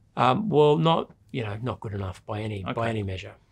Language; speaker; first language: English; native; English